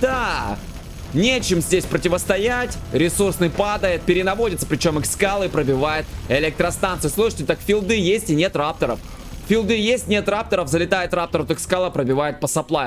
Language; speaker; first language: Russian; native; Russian